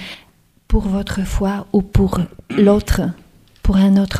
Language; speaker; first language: French; non-native, fluent; Polish